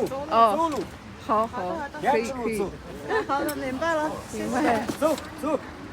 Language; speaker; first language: Chinese; non-native, learner; Indonesian